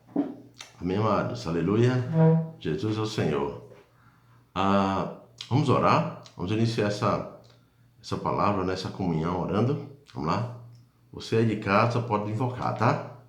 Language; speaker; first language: Portuguese; native; Portuguese